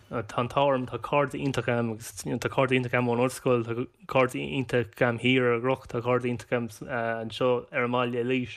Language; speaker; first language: Irish; non-native, local second language; English